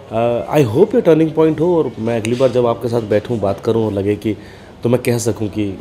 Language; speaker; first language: Hindi; native; Hindi